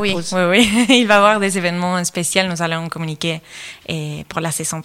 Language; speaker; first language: French; non-native, fluent; Spanish